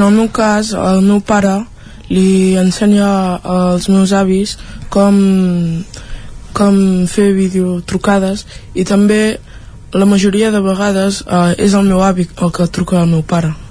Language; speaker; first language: Catalan; early bilingual, other home language; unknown